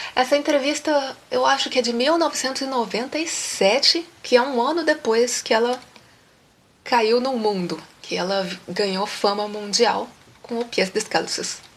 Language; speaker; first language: Portuguese; native; Portuguese